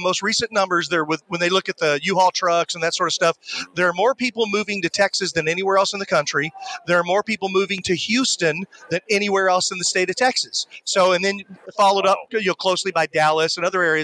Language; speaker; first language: English; native; English